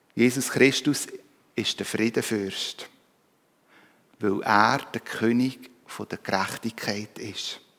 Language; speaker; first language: German; native; German